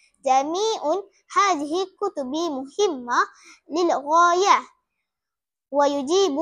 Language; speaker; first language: Arabic; non-native, learner; Malay